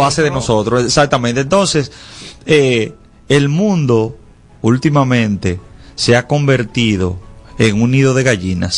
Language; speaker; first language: Spanish; native; Spanish